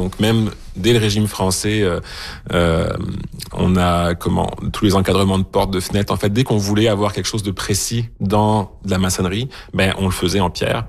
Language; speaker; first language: French; native; French